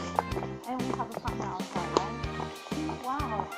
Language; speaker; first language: English; non-native, learner; Filipino